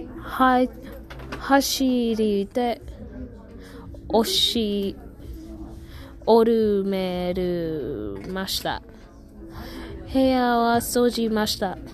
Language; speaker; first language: Japanese; non-native, learner; English